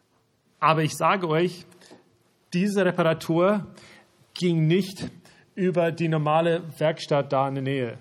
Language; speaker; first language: German; non-native, fluent; English